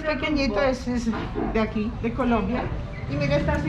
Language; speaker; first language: Spanish; native; Spanish